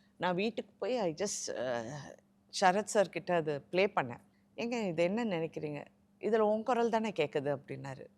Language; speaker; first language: Tamil; native; Tamil